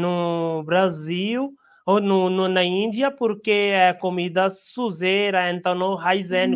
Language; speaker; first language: Portuguese; non-native, learner; Hindi